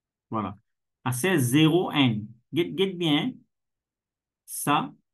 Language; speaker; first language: French; non-native, local second language; Morisyen